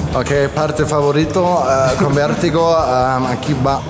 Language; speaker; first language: Spanish; non-native, fluent; German